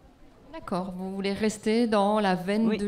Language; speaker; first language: French; native; French